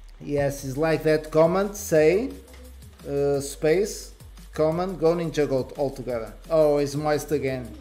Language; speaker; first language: English; non-native, learner; Portuguese